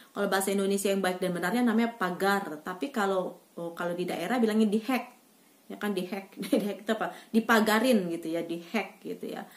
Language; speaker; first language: Indonesian; native; Indonesian